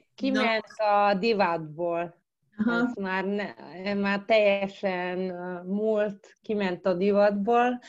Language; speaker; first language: Hungarian; early bilingual, heritage; Croatian